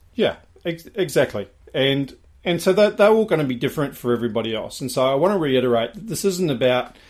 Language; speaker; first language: English; native; English